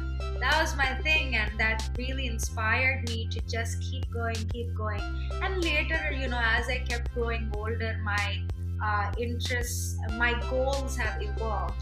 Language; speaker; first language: English; non-native, local second language; Telugu